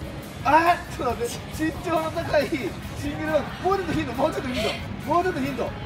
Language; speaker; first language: Japanese; native; Japanese